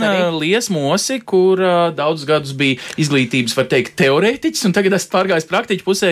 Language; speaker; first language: Latvian; native; Latvian